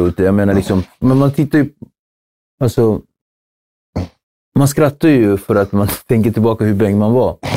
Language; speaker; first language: Swedish; native; Swedish